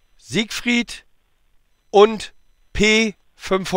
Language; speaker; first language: German; native; German